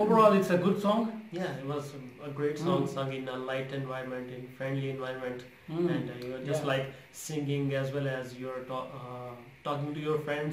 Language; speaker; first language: English; non-native, local second language; Urdu